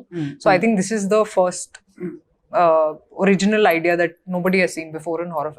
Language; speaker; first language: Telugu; non-native, local second language; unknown